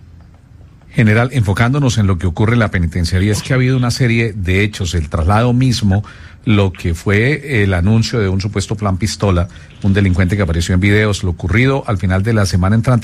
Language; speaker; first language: Spanish; native; Spanish